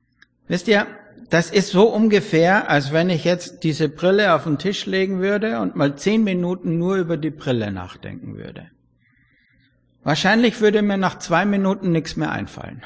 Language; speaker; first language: German; native; German